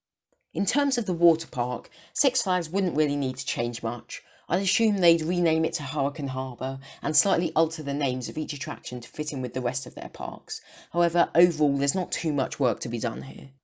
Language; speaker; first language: English; native; English